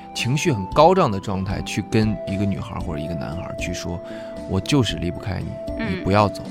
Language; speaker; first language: Chinese; native; Chinese